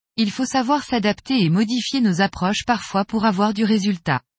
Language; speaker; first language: French; native; French